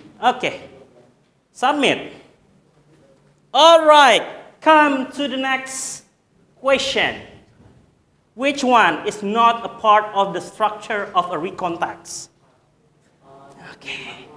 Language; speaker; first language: English; non-native, learner; Indonesian